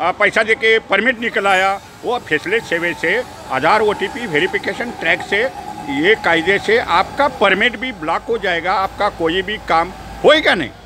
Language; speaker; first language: Hindi; non-native, local second language; Marathi